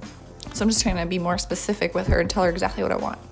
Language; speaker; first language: English; native; English